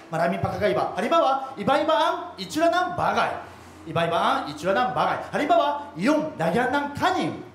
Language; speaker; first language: Filipino; non-native, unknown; Japanese